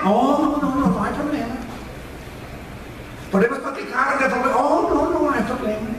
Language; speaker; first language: Spanish; non-native, fluent; English